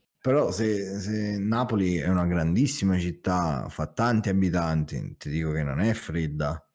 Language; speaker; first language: Italian; native; Italian